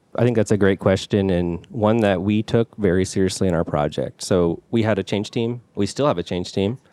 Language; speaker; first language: English; native; English